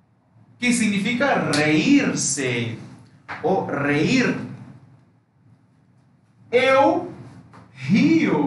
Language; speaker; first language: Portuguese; non-native, fluent; Spanish